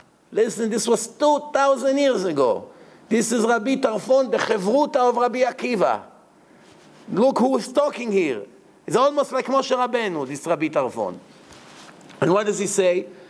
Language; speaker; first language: English; non-native, fluent; Hebrew